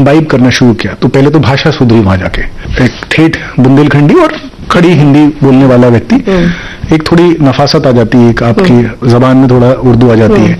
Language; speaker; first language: Hindi; native; Hindi